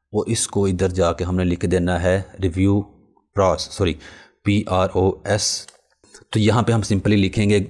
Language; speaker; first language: Urdu; non-native, local second language; Punjabi